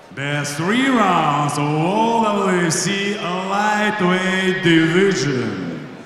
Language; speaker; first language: English; non-native, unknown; Ukrainian